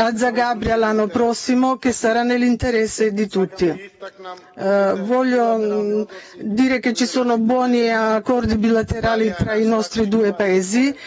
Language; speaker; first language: Italian; non-native, fluent; Macedonian